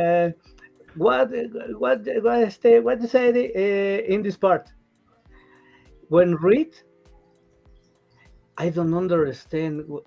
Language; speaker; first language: English; non-native, learner; Spanish